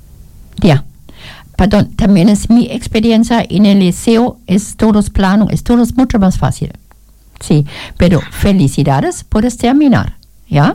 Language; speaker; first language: Spanish; non-native, learner; German